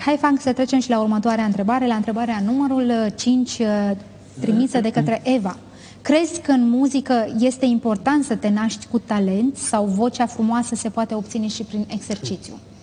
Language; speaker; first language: Romanian; native; Romanian